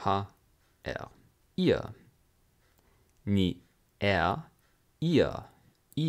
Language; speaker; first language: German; non-native, fluent; English